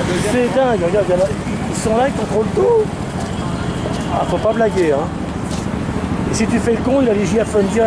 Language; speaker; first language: French; native; French